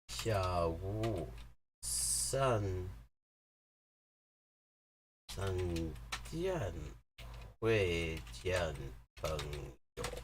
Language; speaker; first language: Chinese; non-native, learner; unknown